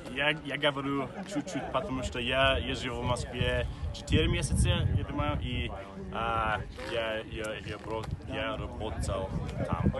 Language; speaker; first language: Russian; non-native, learner; English